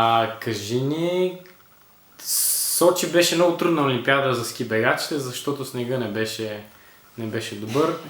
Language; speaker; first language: Bulgarian; native; Bulgarian